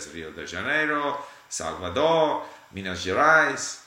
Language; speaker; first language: Portuguese; non-native, learner; English